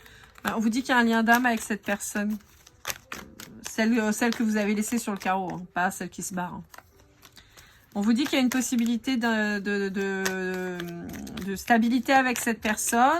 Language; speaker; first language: French; native; French